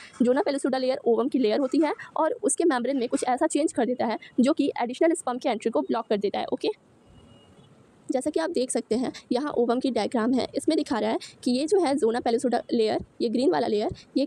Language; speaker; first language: Hindi; native; Hindi